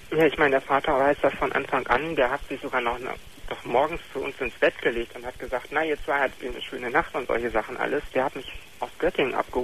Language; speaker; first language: German; native; German